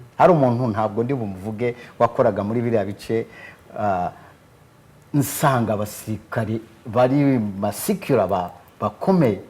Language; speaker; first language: Kinyarwanda; early bilingual, heritage; Kinyarwanda